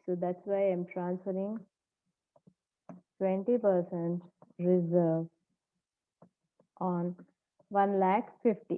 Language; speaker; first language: English; non-native, local second language; Telugu